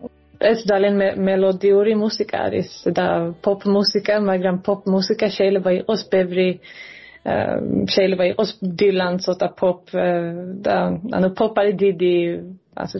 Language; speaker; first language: Georgian; early bilingual, heritage; Georgian